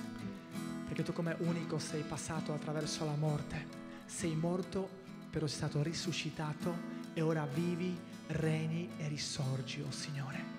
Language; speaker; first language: Italian; native; Italian